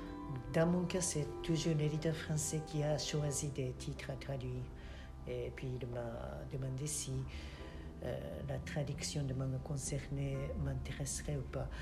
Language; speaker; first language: French; non-native, fluent; Japanese